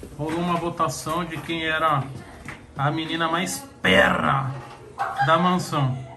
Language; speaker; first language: Portuguese; native; Portuguese